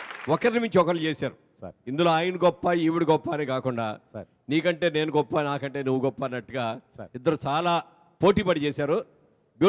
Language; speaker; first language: Telugu; native; Telugu